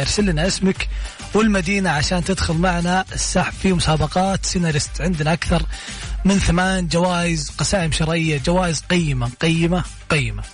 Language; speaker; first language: Arabic; native; Arabic